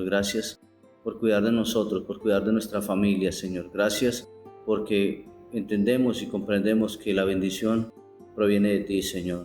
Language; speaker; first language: Spanish; native; Spanish